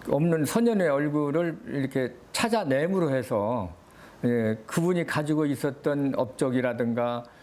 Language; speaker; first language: Korean; native; Korean